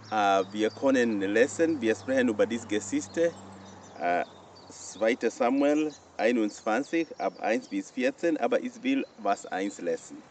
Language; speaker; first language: German; non-native, fluent; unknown